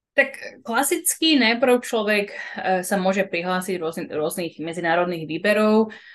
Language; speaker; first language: Slovak; early bilingual, heritage; Slovak